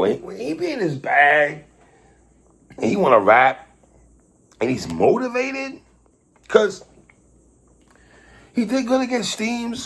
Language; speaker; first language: English; native; English